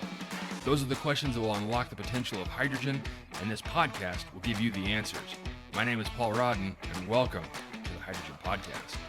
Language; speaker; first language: English; native; English